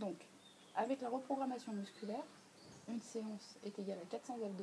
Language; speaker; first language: French; native; French